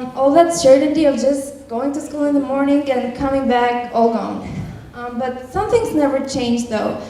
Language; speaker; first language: English; non-native, fluent; Albanian